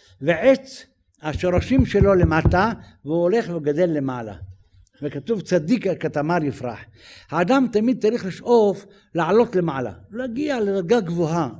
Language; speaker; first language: Hebrew; native; Hebrew